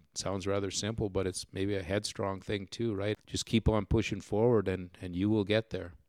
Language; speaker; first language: English; native; English